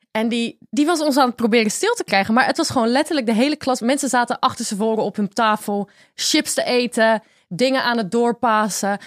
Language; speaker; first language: Dutch; native; Dutch